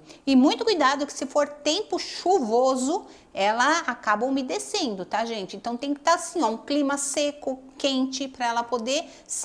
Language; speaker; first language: Portuguese; native; Portuguese